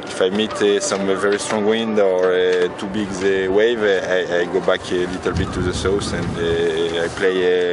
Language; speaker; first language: English; non-native, learner; French